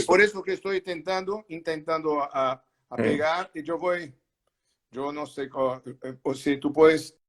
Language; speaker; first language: Spanish; non-native, learner; Portuguese